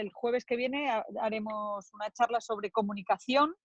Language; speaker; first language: Spanish; native; Spanish